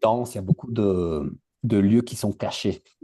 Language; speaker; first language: French; non-native, fluent; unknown